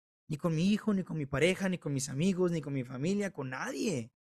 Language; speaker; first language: Spanish; early bilingual, heritage; Spanish